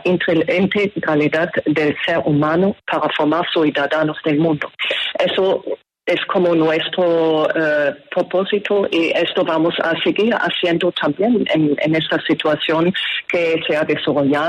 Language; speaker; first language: Spanish; non-native, fluent; German